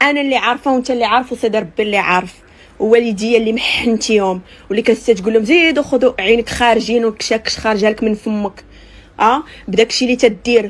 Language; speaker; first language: Arabic; native; Arabic